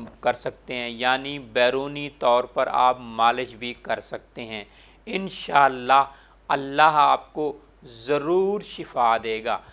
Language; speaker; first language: Urdu; non-native, local second language; Saraiki